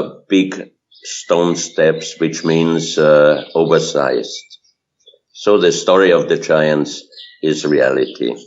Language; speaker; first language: English; non-native, fluent; German